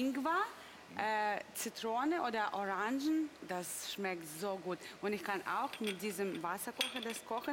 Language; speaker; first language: German; non-native, fluent; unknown